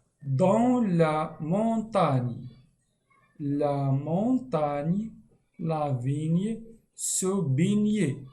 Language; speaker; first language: French; non-native, local second language; Arabic